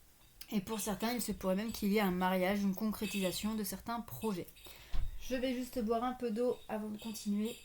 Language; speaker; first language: French; native; French